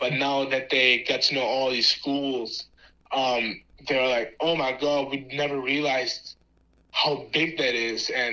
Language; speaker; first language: English; non-native, fluent; German